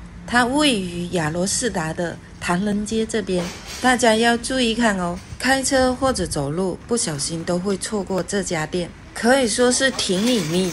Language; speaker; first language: Chinese; native; Chinese